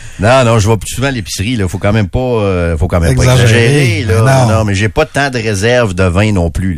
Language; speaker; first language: French; native; French